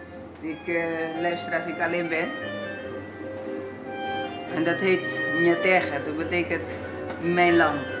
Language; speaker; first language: Dutch; non-native, learner; Portuguese